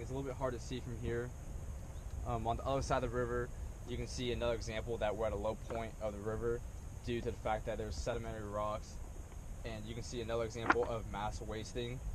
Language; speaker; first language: English; native; English